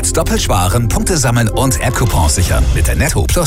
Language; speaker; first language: German; native; German